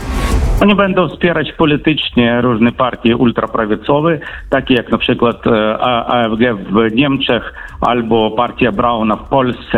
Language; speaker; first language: Polish; non-native, fluent; Ukrainian